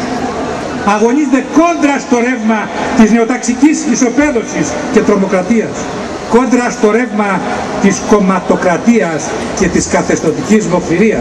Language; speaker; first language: Greek; native; Greek